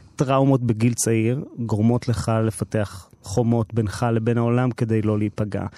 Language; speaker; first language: Hebrew; native; Hebrew